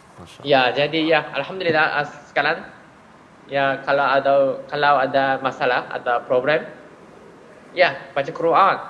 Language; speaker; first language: Malay; non-native, fluent; Japanese